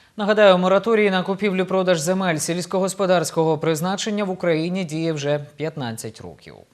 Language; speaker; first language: Ukrainian; native; Ukrainian